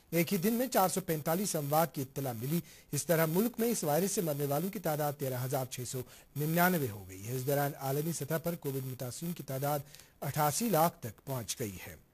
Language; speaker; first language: Urdu; non-native, local second language; Kashmiri